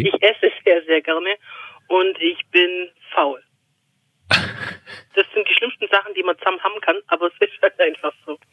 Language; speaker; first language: German; native; German